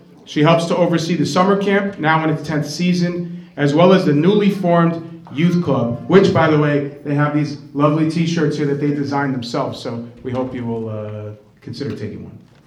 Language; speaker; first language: English; native; English